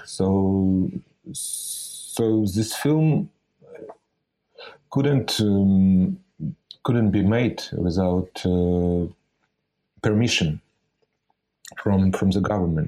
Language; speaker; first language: English; non-native, fluent; Russian